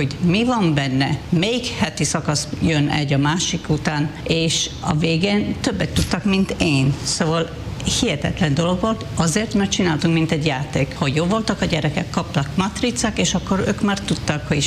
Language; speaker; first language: Hungarian; non-native, fluent; Hebrew